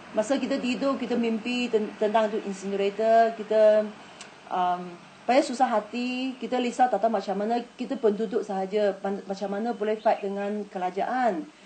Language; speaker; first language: Malay; non-native, local second language; Chinese